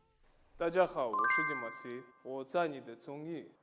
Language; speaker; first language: Chinese; non-native, learner; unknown